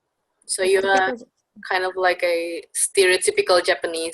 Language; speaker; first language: English; non-native, fluent; Indonesian